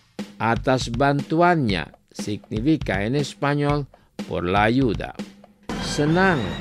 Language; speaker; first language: Spanish; non-native, fluent; Indonesian